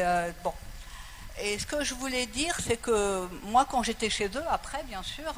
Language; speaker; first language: French; native; French